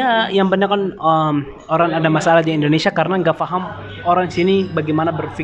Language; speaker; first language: Indonesian; non-native, learner; Arabic